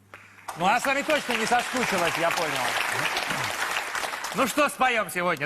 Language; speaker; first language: Russian; native; Russian